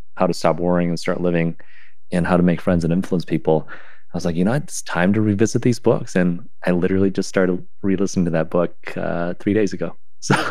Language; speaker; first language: English; non-native, fluent; Chinese